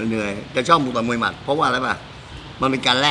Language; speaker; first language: Thai; native; Thai